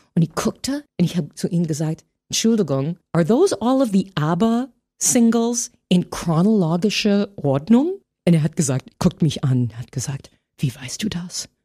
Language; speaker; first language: German; non-native, fluent; English